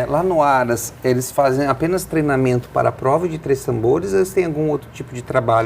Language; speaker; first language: Portuguese; native; Portuguese